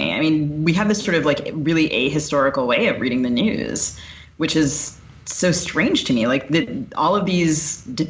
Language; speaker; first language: English; native; English